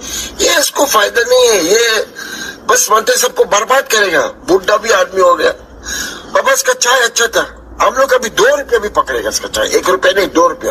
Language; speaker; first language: Hindi; non-native, learner; Arabic